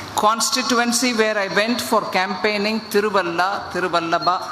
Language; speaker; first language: English; non-native, local second language; Tamil